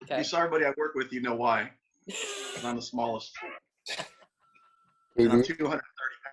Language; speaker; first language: English; native; English